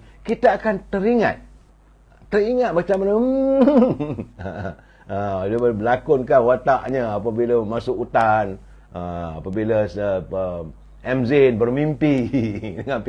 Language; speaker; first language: Malay; native; Malay